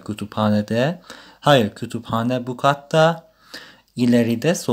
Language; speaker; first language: Turkish; non-native, fluent; Persian